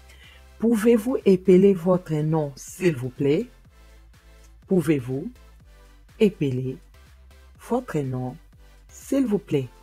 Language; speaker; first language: French; non-native, fluent; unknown